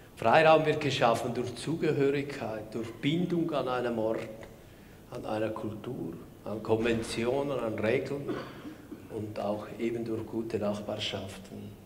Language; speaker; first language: German; non-native, local second language; Romansh